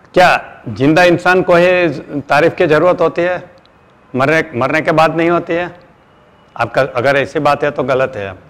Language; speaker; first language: Hindi; non-native, local second language; Gujarati